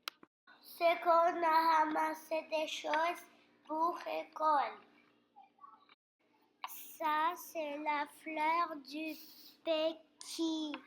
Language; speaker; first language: French; non-native, learner; Portuguese